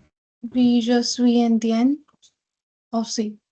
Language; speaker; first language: French; non-native, learner; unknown